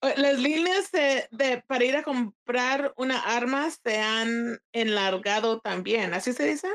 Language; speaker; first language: Spanish; early bilingual, heritage; Spanish